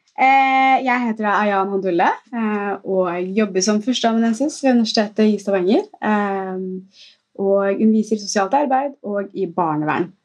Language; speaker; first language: Norwegian; early bilingual, other home language; Somali